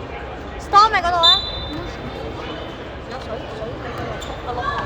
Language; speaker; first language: Chinese; early bilingual, heritage; Cantonese